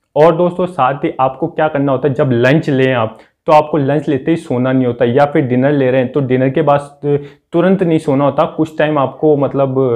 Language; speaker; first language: Hindi; native; Hindi